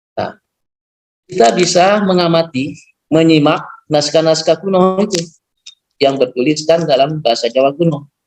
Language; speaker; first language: Indonesian; non-native, local second language; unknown